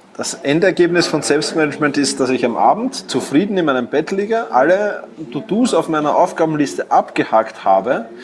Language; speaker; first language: German; native; German